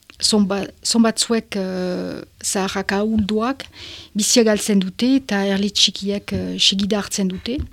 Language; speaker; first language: Basque; non-native, local second language; French